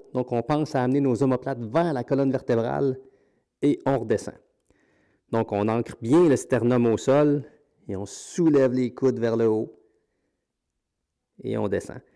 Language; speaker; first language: French; native; French